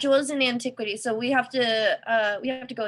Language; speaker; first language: English; native; English